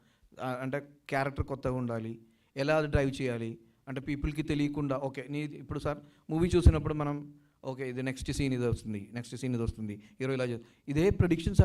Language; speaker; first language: Telugu; non-native, learner; Malayalam